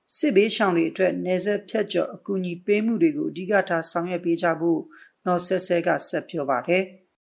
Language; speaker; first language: Burmese; native; Burmese